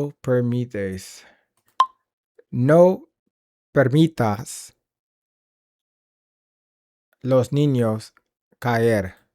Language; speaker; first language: Spanish; non-native, learner; English